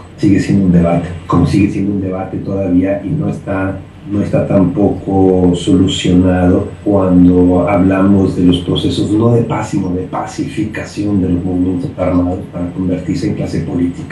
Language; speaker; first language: Spanish; native; Spanish